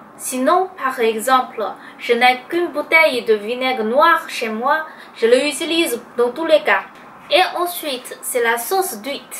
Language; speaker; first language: French; non-native, fluent; Chinese